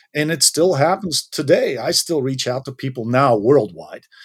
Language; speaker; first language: English; non-native, fluent; Dutch